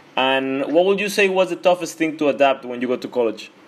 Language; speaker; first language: English; non-native, fluent; Spanish